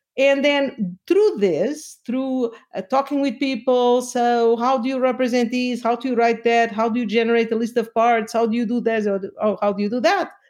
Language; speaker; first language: English; non-native, fluent; Portuguese